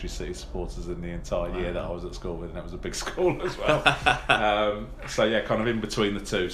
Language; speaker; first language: English; native; English